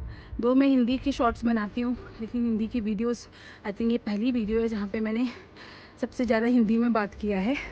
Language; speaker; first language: Hindi; non-native, local second language; Malayalam